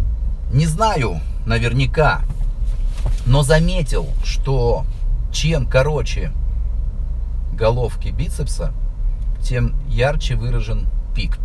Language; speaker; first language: Russian; native; Russian